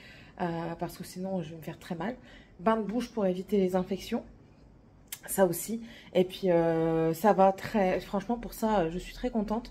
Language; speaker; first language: French; native; French